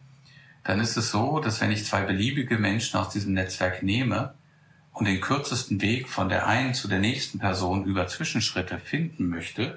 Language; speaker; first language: German; native; German